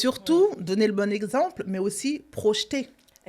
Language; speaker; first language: French; native; French